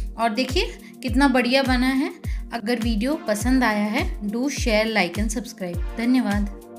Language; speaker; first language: Hindi; non-native, local second language; Bangla